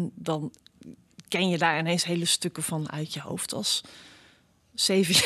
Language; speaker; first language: Dutch; native; Dutch